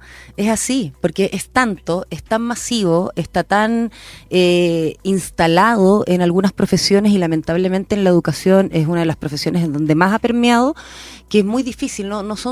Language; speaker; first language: Spanish; native; Spanish